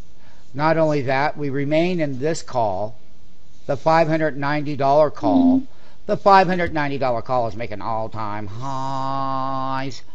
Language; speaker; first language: English; native; English